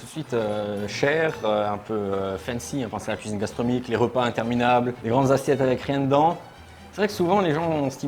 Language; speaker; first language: French; native; French